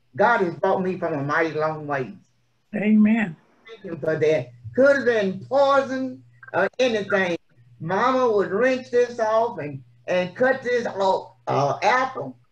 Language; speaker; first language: English; native; English